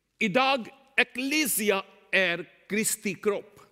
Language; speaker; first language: Swedish; non-native, learner; Urdu